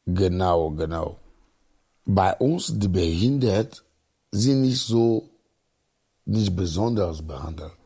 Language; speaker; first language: German; non-native, learner; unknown